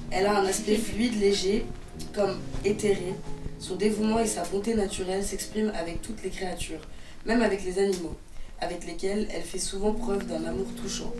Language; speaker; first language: French; native; French